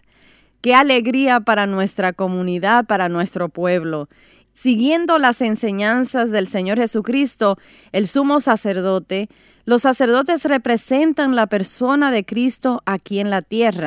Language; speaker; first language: Spanish; native; Spanish